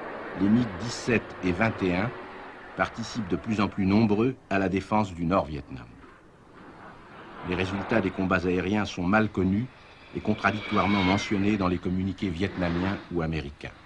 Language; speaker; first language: French; native; French